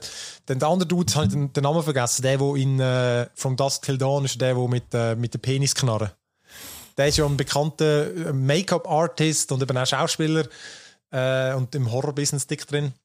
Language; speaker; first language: German; native; German